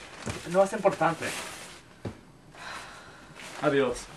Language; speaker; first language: Spanish; non-native, learner; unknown